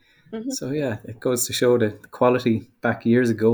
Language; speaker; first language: English; native; English